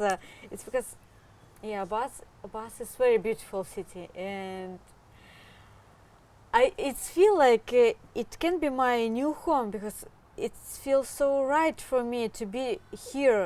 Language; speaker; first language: English; non-native, learner; Ukrainian